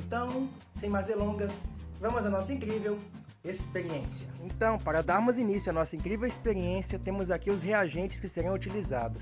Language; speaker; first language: Portuguese; native; Portuguese